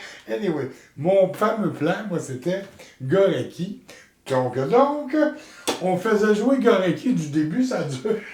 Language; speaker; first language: French; native; French